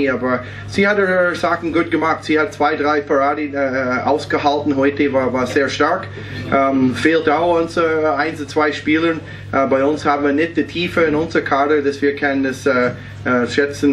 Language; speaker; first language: German; non-native, fluent; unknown